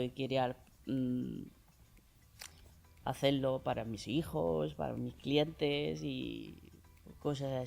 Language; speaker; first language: Spanish; non-native, learner; Chinese